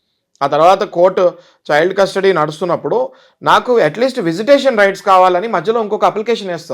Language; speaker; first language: Telugu; native; Telugu